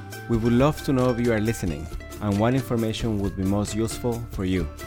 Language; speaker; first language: English; non-native, fluent; Spanish